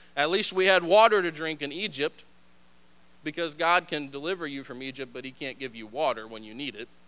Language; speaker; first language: English; native; English